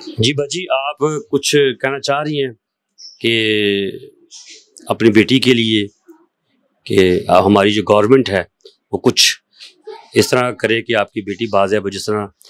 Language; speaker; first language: Urdu; non-native, local second language; Punjabi